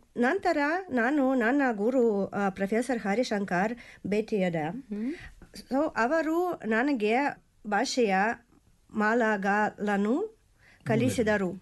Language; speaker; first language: Kannada; non-native, learner; Russian